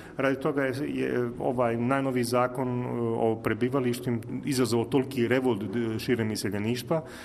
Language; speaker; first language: Croatian; native; Croatian